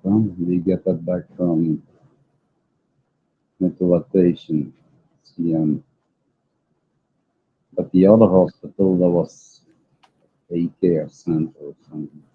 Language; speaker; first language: English; non-native, learner; Dutch